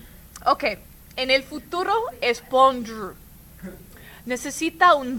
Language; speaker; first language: Spanish; non-native, fluent; English